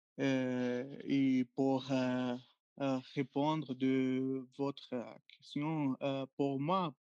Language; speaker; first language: French; non-native, fluent; Arabic